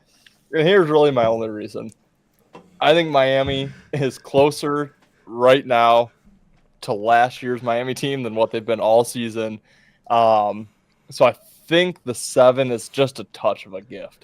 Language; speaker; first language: English; native; English